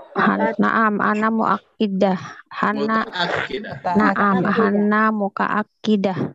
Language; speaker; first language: Arabic; non-native, learner; Indonesian